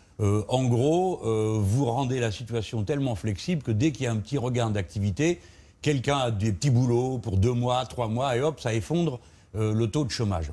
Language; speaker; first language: French; native; French